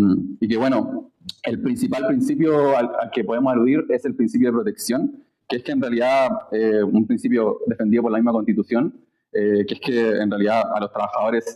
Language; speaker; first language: Spanish; native; Spanish